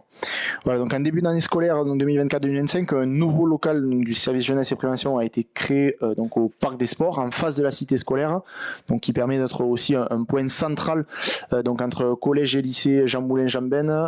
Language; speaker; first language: French; native; French